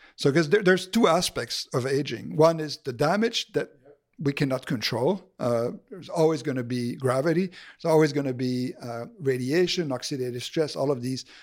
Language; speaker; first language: English; non-native, fluent; French